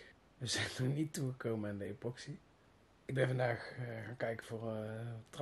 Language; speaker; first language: Dutch; native; Dutch